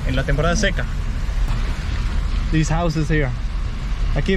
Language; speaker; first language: Spanish; non-native, learner; Danish